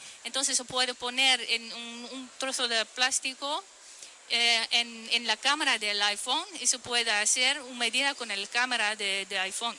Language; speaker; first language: Spanish; non-native, fluent; Dutch